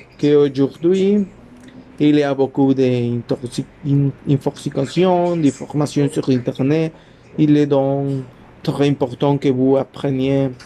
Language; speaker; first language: French; non-native, learner; Spanish